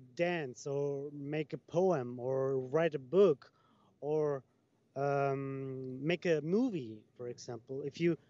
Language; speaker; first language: English; non-native, fluent; Italian